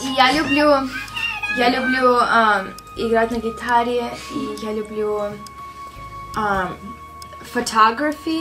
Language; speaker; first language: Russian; early bilingual, heritage; Russian